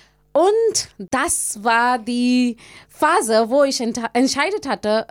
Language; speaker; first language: German; non-native, learner; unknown